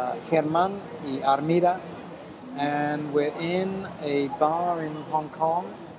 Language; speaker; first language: English; native; English